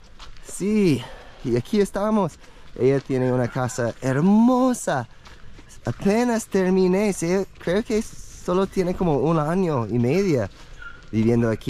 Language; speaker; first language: Spanish; non-native, learner; English